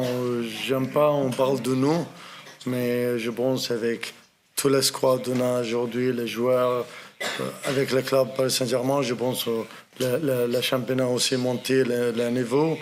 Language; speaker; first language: French; non-native, learner; Arabic